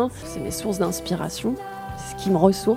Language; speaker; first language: French; native; French